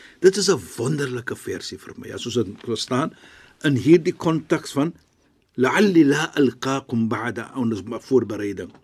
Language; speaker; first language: Afrikaans; non-native, fluent; Arabic